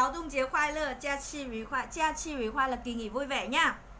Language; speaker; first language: Chinese; non-native, fluent; Vietnamese